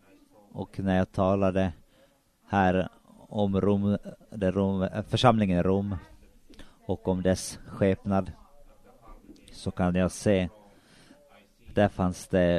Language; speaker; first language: Swedish; non-native, local second language; Finnish